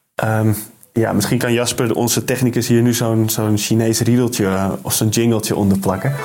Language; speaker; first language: Dutch; native; Dutch